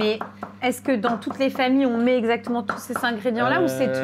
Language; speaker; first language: French; native; French